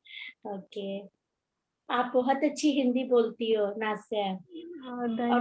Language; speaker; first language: Hindi; native; Hindi